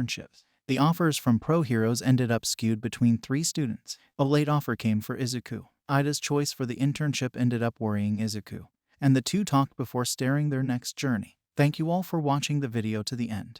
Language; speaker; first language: English; native; English